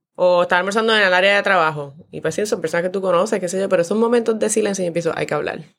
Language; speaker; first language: Spanish; native; Spanish